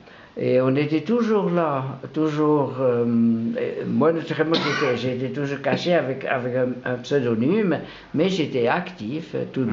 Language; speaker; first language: French; non-native, local second language; German